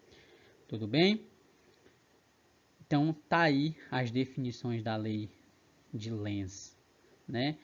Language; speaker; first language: Portuguese; native; Portuguese